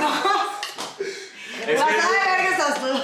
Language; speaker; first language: Spanish; native; Spanish